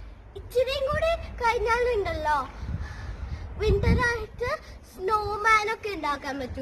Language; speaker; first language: Malayalam; early bilingual, heritage; Malayalam